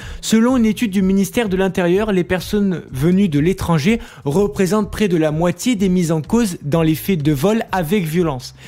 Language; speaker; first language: French; native; French